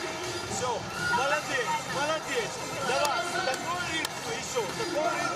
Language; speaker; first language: Russian; non-native, learner; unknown